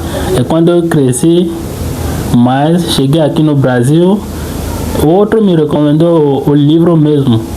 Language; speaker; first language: Portuguese; non-native, fluent; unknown